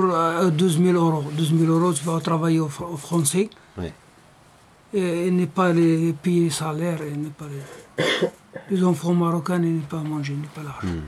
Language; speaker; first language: French; non-native, learner; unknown